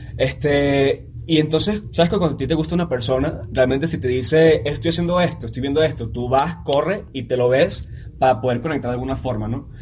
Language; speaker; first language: Spanish; native; Spanish